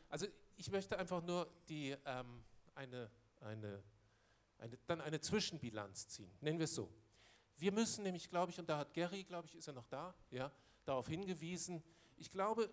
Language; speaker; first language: German; non-native, local second language; Luxembourgish